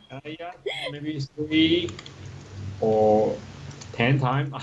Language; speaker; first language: English; non-native, learner; Chinese